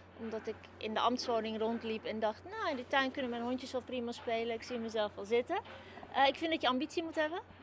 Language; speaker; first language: Dutch; early bilingual, other home language; Turkish